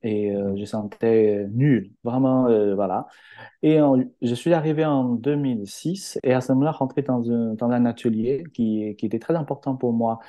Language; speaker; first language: French; non-native, fluent; Chinese